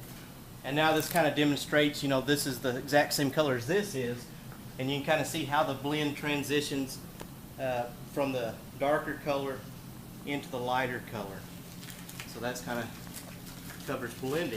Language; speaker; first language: English; native; English